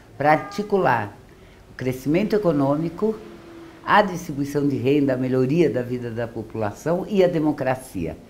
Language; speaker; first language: Portuguese; early bilingual, other home language; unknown